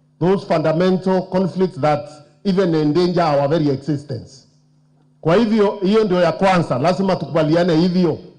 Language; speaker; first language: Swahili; non-native, local second language; Meru